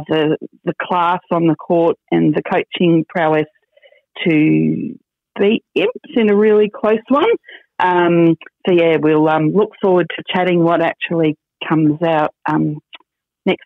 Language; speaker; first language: English; native; English